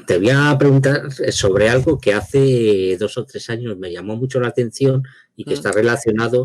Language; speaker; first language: Spanish; native; Spanish